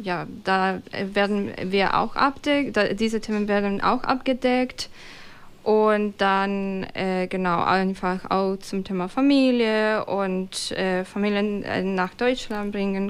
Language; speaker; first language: German; non-native, fluent; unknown